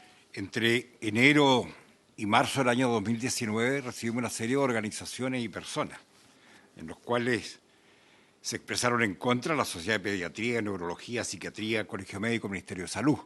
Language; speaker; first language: Spanish; native; Spanish